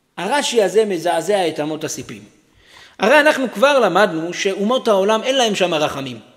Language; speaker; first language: Hebrew; native; Hebrew